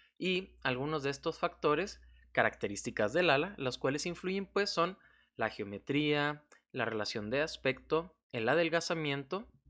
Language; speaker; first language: Spanish; native; Spanish